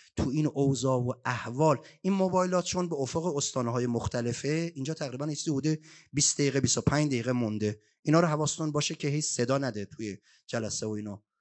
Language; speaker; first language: Persian; native; Persian